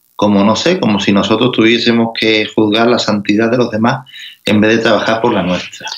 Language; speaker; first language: Spanish; native; Spanish